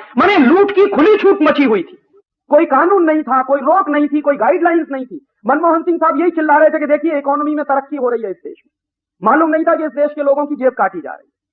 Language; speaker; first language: Hindi; native; Hindi